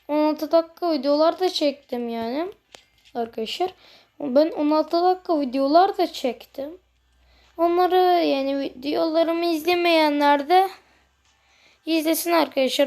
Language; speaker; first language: Turkish; native; Turkish